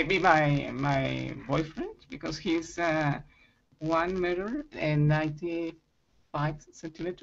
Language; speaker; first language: English; non-native, learner; Spanish